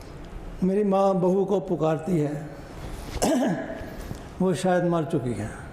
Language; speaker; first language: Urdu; non-native, local second language; Punjabi